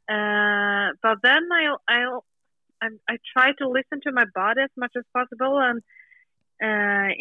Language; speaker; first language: English; non-native, fluent; Swedish